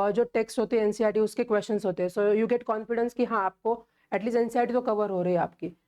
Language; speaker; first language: Hindi; non-native, local second language; Marathi